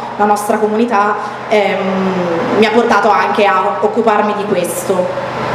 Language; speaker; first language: Italian; early bilingual, other home language; Arabic